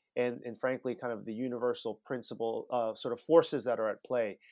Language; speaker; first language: English; native; English